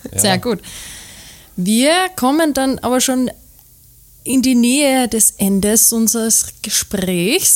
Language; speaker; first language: German; native; German